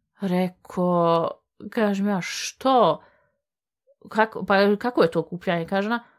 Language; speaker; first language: Bosnian; early bilingual, heritage; Bosnian